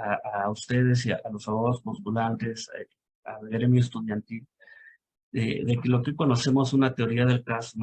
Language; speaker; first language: Spanish; native; Spanish